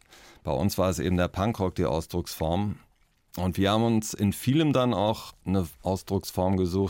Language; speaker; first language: German; native; German